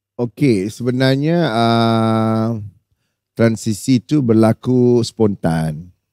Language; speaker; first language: Malay; native; Malay